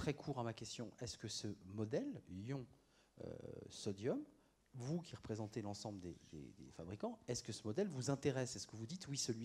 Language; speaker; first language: French; native; French